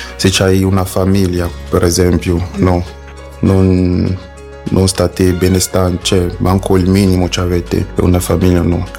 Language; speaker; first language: Italian; non-native, fluent; French